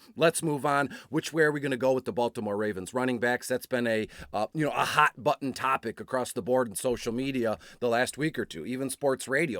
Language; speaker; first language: English; native; English